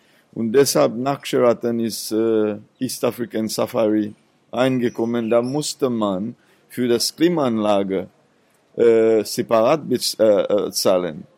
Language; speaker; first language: German; non-native, fluent; Seselwa Creole French